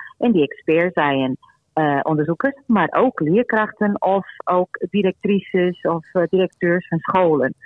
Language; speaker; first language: Dutch; non-native, fluent; Portuguese